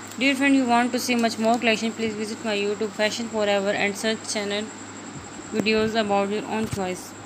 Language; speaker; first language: English; non-native, local second language; Urdu